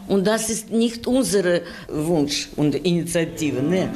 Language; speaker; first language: German; non-native, learner; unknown